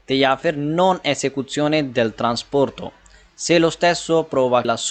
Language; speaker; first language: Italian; non-native, fluent; Punjabi